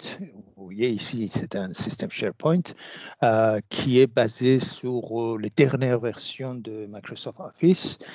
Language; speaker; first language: French; non-native, fluent; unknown